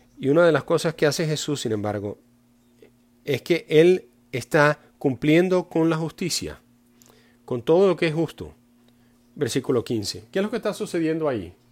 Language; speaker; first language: Spanish; non-native, fluent; English